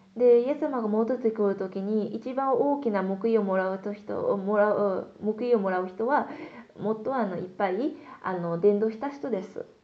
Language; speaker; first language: Japanese; non-native, fluent; Korean